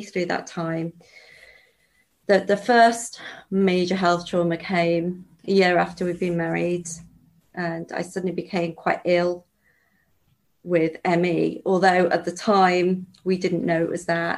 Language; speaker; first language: English; native; English